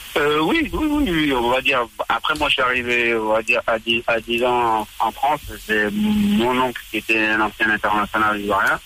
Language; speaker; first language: French; early bilingual, other home language; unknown